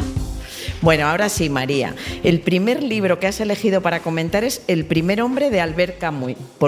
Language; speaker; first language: Spanish; native; Spanish